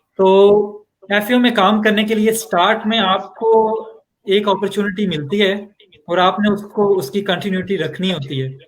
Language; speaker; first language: Urdu; non-native, local second language; Punjabi